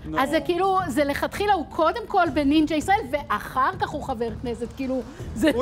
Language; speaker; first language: Hebrew; native; Hebrew